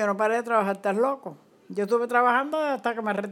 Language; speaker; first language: Spanish; native; Spanish